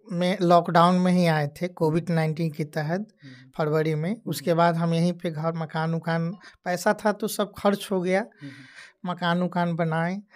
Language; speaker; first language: Hindi; native; Hindi